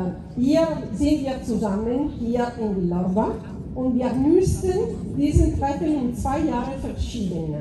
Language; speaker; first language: German; non-native, fluent; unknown